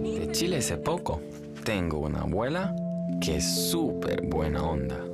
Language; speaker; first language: Spanish; early bilingual, heritage; Japanese